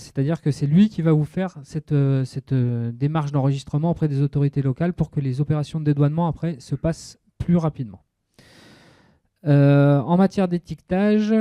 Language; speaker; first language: French; native; French